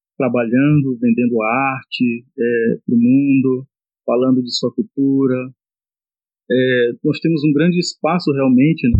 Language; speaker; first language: Portuguese; non-native, local second language; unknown